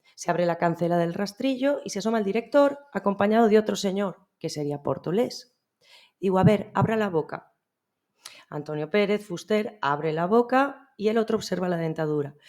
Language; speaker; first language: Spanish; non-native, local second language; Catalan